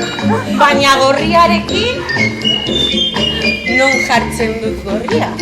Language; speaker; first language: Basque; non-native, local second language; Spanish